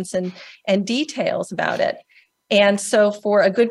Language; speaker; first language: English; native; English